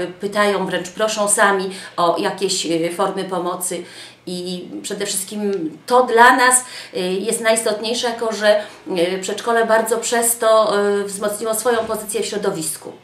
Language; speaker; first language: Polish; native; Polish